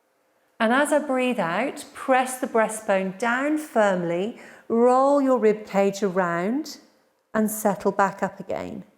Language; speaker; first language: English; native; English